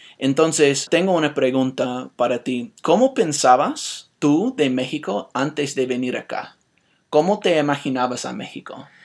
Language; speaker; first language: Spanish; non-native, fluent; English